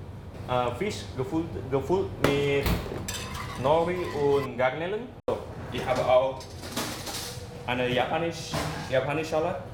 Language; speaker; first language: German; non-native, learner; Indonesian